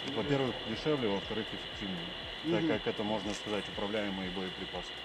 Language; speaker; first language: Russian; non-native, local second language; Ukrainian